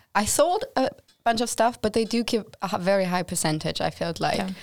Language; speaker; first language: English; non-native, fluent; German